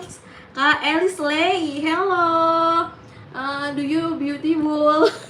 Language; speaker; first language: English; non-native, learner; Indonesian